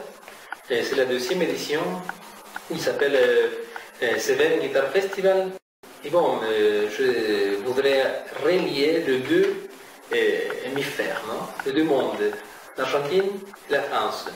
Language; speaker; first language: French; non-native, fluent; Spanish